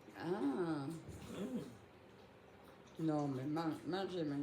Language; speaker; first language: French; native; French